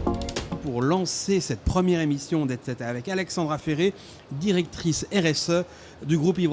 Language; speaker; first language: French; native; French